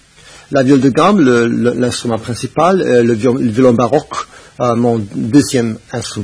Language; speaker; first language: French; non-native, fluent; Spanish